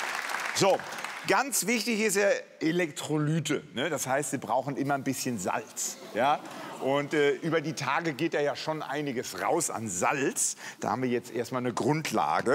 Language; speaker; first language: German; native; German